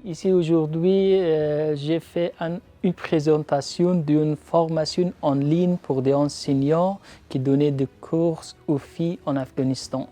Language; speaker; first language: French; non-native, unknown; Persian